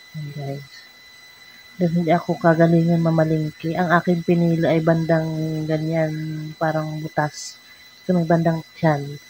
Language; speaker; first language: Filipino; non-native, local second language; Cebuano